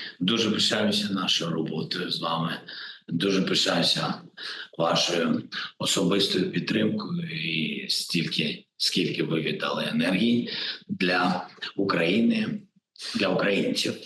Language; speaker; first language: Ukrainian; non-native, local second language; Russian